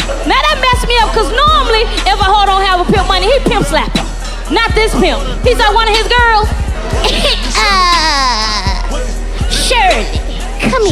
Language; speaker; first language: English; native; English